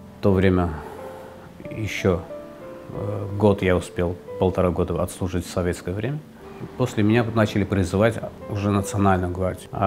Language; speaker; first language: Russian; non-native, local second language; Azerbaijani